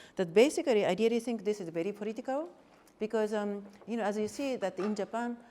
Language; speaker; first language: English; non-native, fluent; Japanese